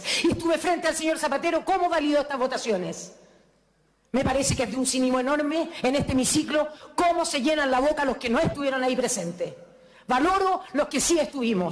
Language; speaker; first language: Spanish; native; Spanish